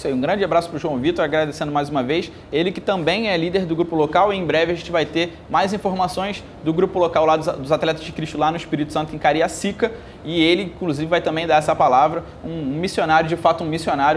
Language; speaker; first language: Portuguese; native; Portuguese